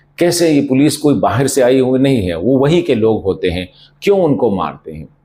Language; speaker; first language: Urdu; non-native, local second language; Pashto